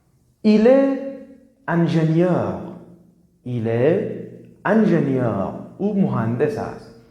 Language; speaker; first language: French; non-native, learner; Persian